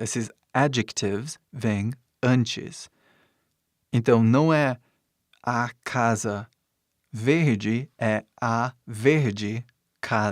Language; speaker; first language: Portuguese; non-native, fluent; English